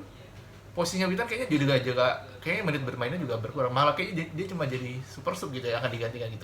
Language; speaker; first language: Indonesian; native; Indonesian